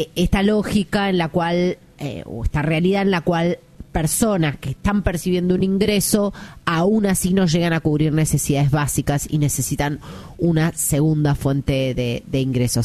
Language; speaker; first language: Spanish; native; Spanish